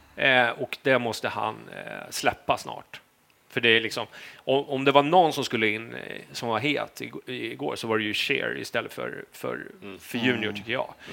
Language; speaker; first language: Swedish; native; Swedish